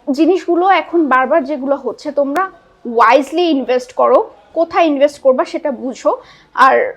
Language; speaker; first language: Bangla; native; Bangla